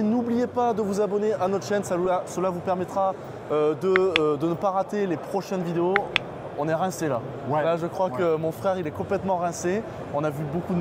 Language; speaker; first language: French; native; French